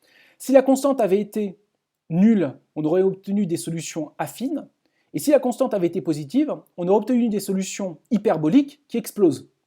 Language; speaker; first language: French; native; French